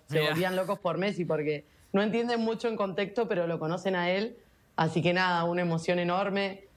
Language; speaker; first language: Spanish; native; Spanish